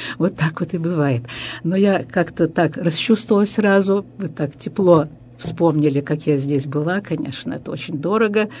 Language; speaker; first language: Russian; early bilingual, heritage; Russian